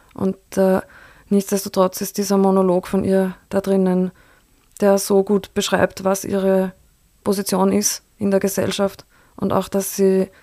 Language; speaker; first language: German; native; German